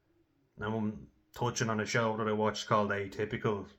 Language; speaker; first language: English; native; English